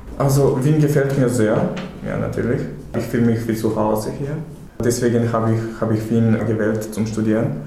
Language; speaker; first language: German; non-native, learner; Serbian